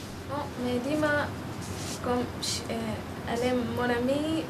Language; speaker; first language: French; non-native, learner; Arabic